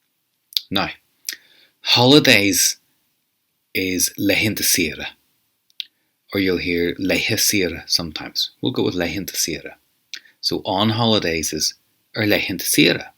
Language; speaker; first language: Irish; non-native, fluent; English